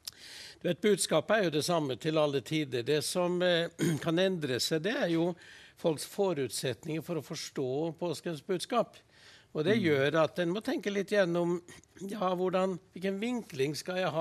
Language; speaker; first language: Norwegian; native; Norwegian